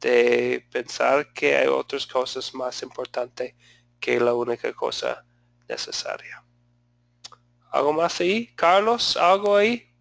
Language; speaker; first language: Spanish; non-native, fluent; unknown